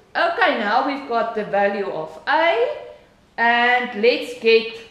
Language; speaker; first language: English; non-native, local second language; Afrikaans